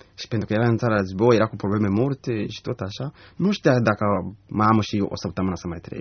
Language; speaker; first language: Romanian; non-native, learner; Rundi